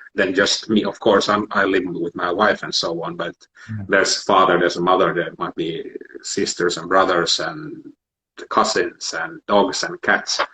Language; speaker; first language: English; non-native, fluent; Finnish